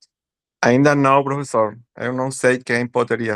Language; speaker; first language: Portuguese; non-native, fluent; Spanish